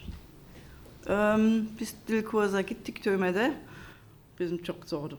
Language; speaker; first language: Turkish; non-native, learner; German